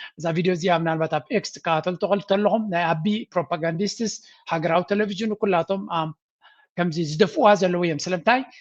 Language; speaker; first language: Tigrinya; native; Tigrinya